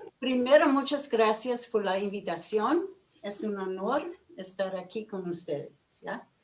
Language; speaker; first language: Spanish; non-native, fluent; English